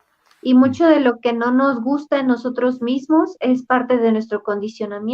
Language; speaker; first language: Spanish; native; Spanish